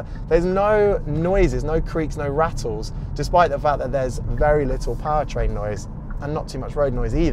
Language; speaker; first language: English; native; English